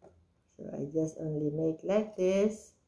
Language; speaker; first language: English; non-native, local second language; Filipino